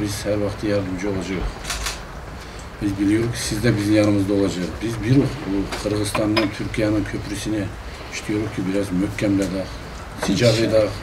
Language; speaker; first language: Turkish; early bilingual, heritage; Turkish